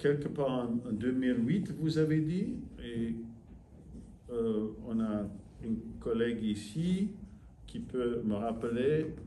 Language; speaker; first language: French; non-native, fluent; English